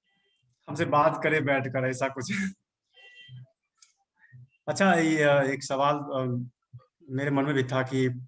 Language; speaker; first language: Hindi; native; Hindi